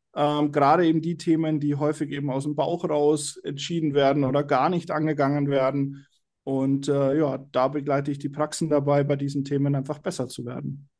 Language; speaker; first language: German; native; German